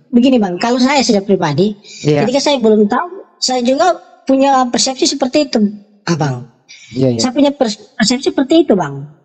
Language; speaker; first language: Indonesian; native; Indonesian